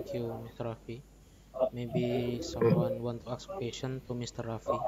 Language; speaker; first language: English; non-native, learner; Indonesian